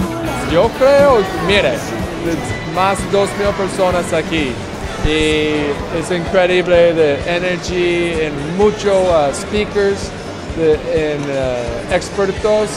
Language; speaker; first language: Spanish; non-native, learner; English